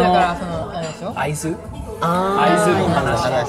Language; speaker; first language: Japanese; non-native, learner; English